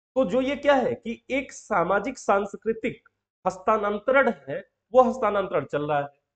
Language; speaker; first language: Hindi; native; Hindi